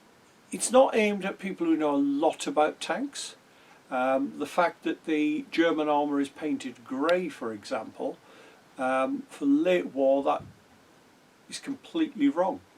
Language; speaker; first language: English; native; English